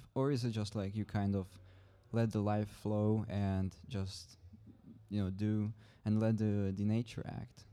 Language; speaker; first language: English; non-native, fluent; Czech